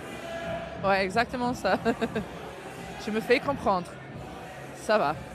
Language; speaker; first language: French; non-native, learner; English